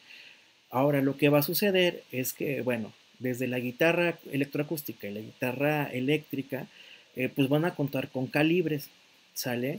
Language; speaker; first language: Spanish; native; Spanish